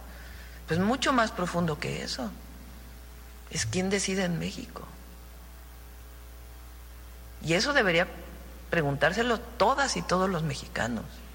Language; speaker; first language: Spanish; native; Spanish